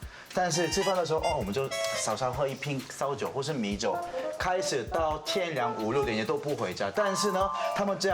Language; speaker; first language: Chinese; non-native, fluent; Korean